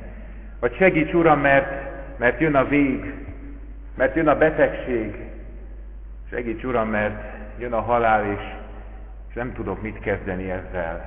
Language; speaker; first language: Hungarian; native; Hungarian